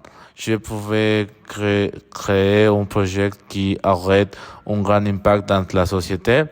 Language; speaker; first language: French; non-native, learner; Spanish